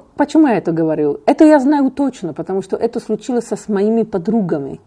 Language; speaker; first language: Russian; non-native, fluent; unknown